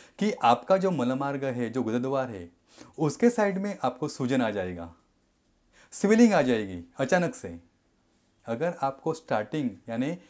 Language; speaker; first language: Hindi; non-native, local second language; Marathi